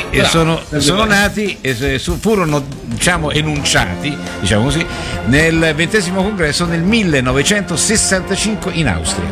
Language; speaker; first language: Italian; native; Italian